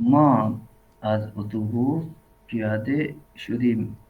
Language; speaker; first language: Persian; non-native, learner; Urdu